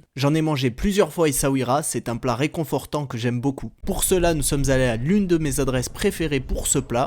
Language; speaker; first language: French; native; French